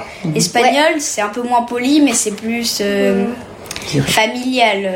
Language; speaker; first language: French; early bilingual, heritage; French